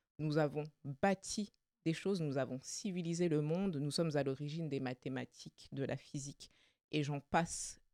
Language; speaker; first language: French; early bilingual, other home language; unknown